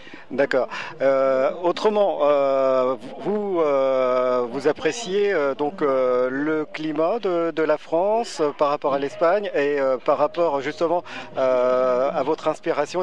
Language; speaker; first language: French; native; French